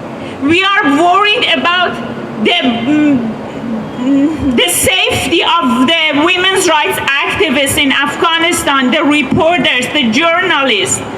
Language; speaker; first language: English; non-native, fluent; Persian